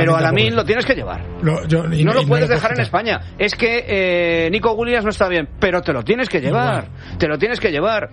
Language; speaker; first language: Spanish; native; Spanish